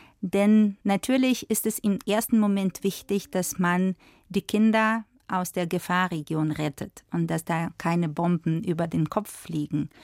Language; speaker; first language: German; non-native, fluent; Russian